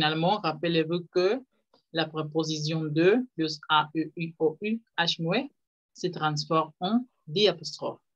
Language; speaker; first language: French; non-native, fluent; Spanish